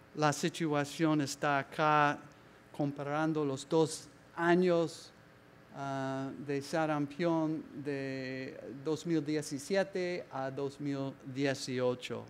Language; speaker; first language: Spanish; non-native, learner; English